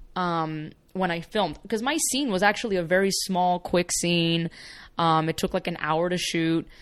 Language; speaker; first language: English; early bilingual, other home language; Spanish